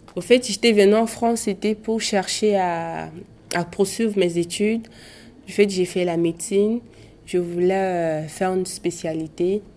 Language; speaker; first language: French; non-native, local second language; Sango